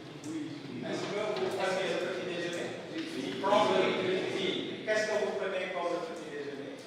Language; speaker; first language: French; non-native, fluent; Indonesian